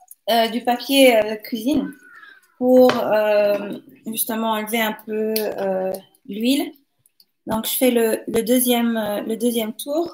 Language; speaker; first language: French; non-native, local second language; Lingala